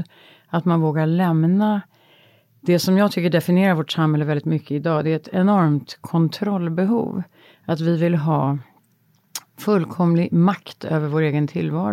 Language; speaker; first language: Swedish; native; Swedish